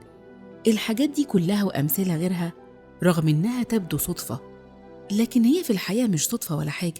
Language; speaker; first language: Arabic; native; Arabic